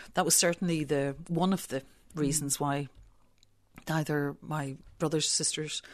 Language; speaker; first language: English; native; English